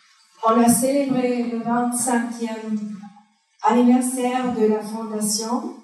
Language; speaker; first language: French; non-native, fluent; German